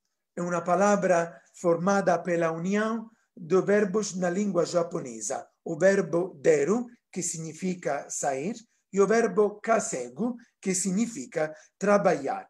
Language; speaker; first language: Portuguese; non-native, fluent; Italian